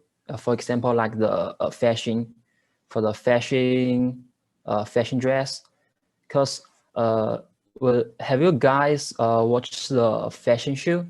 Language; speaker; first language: English; non-native, learner; Chinese